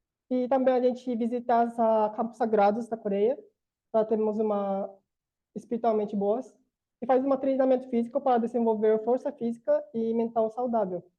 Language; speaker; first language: Portuguese; non-native, learner; Korean